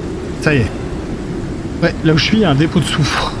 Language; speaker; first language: French; native; French